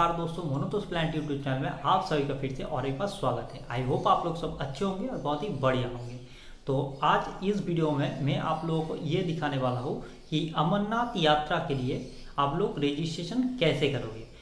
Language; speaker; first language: Hindi; non-native, local second language; Bangla